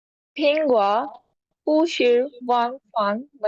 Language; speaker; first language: Chinese; non-native, learner; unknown